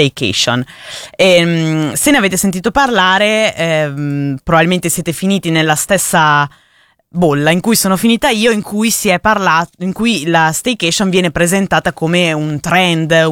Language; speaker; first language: Italian; native; Italian